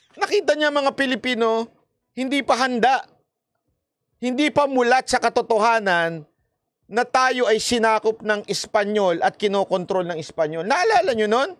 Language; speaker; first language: Filipino; native; Filipino